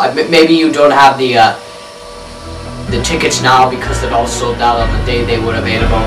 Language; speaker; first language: English; native; English